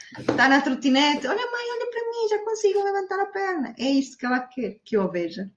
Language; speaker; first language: Portuguese; non-native, fluent; Spanish